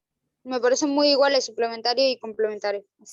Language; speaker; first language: Spanish; native; Spanish